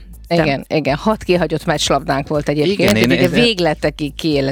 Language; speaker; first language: Hungarian; native; Hungarian